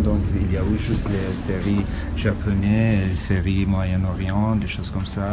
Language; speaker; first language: French; non-native, learner; Persian